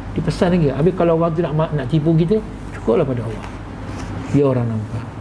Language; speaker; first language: Malay; native; Malay